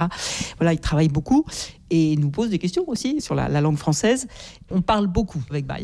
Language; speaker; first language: French; native; French